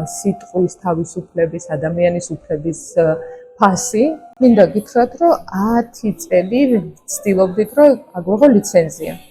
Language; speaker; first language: Georgian; non-native, local second language; Azerbaijani